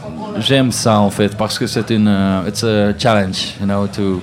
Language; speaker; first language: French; non-native, local second language; Dutch